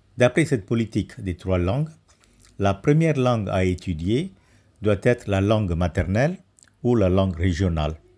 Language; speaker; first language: French; non-native, fluent; Tamil